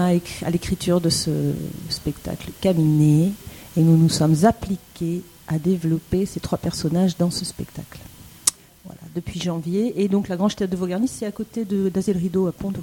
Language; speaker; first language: French; native; French